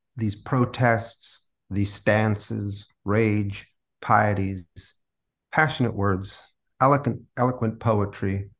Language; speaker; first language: English; early bilingual, other home language; Spanish